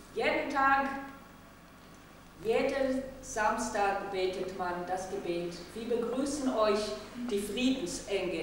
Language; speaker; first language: German; non-native, fluent; Hebrew